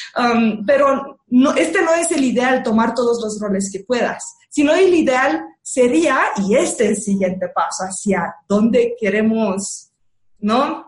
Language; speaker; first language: Spanish; non-native, fluent; Romanian